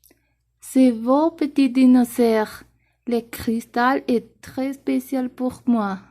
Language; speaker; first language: French; non-native, learner; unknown